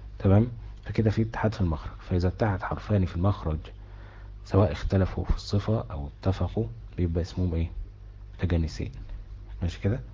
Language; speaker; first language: Arabic; native; Arabic